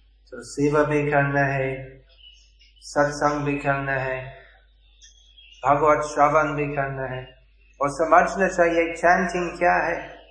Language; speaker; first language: Hindi; non-native, fluent; English